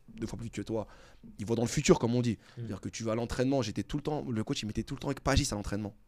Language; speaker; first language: French; native; French